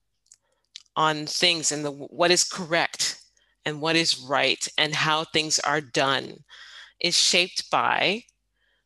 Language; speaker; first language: English; native; English